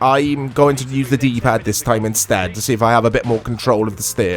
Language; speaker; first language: English; native; English